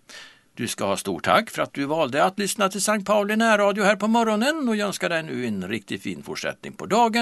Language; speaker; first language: Swedish; native; Swedish